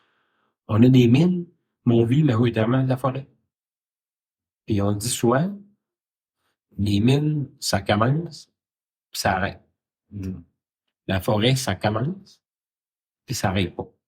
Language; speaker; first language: French; native; French